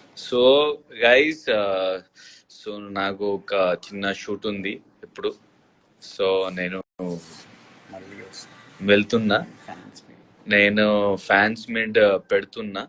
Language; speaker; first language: Telugu; non-native, learner; Hindi